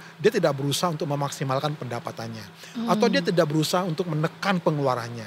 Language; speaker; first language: Indonesian; native; Indonesian